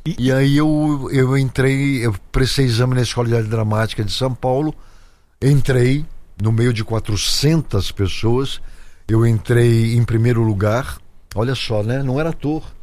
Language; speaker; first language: Portuguese; native; Portuguese